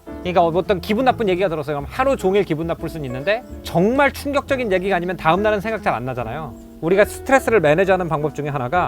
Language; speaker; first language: Korean; native; Korean